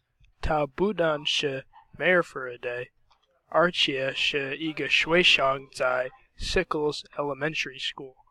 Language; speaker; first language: Chinese; non-native, learner; English